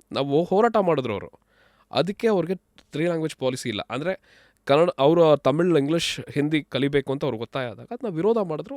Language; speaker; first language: Kannada; non-native, local second language; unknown